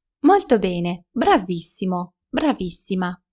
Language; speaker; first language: Italian; non-native, fluent; Ukrainian